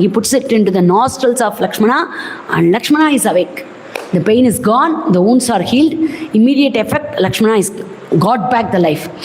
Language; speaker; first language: English; non-native, local second language; Tamil